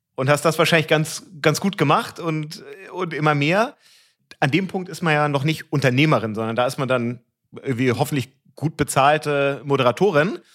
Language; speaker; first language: German; native; German